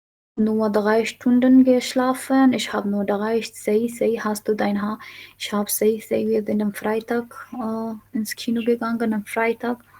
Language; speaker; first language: German; non-native, fluent; Urdu